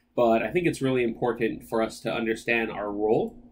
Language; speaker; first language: English; native; English